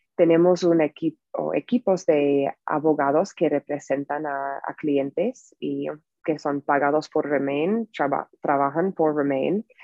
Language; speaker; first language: Spanish; non-native, fluent; English